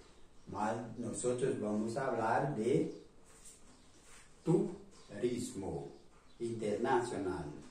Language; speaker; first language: Spanish; non-native, learner; Portuguese